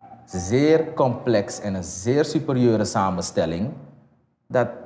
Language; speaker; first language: Dutch; native; Dutch